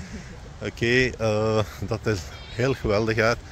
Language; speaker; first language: Dutch; non-native, fluent; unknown